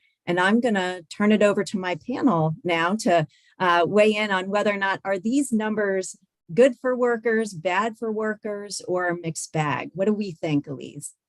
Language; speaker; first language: English; native; English